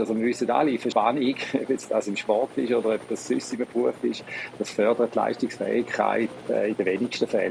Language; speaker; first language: German; native; German